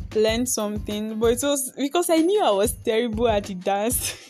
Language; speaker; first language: English; non-native, local second language; Yoruba